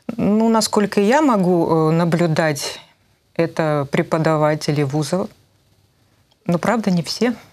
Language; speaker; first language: Russian; native; Russian